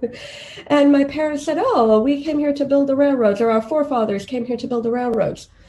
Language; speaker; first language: English; non-native, local second language; Swahili